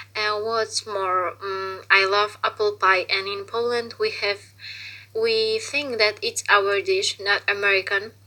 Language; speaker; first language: English; non-native, fluent; Polish